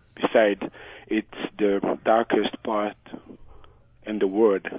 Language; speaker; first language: English; non-native, fluent; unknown